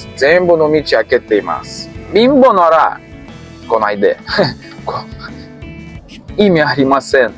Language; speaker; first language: Japanese; non-native, learner; Russian